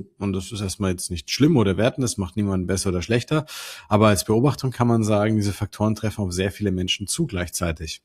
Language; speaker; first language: German; native; German